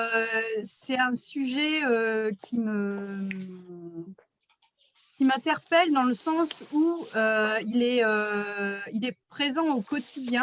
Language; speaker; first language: French; native; French